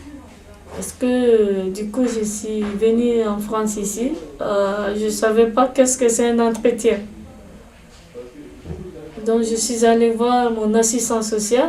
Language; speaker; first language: French; non-native, learner; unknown